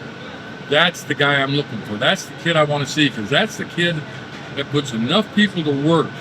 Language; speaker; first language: English; native; English